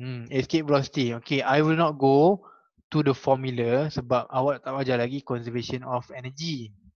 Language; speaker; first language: English; non-native, local second language; Malay